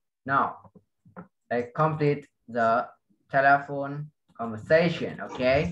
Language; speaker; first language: English; non-native, fluent; Vietnamese